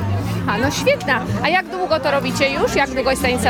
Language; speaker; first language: Polish; native; Polish